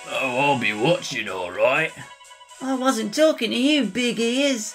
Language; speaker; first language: English; native; English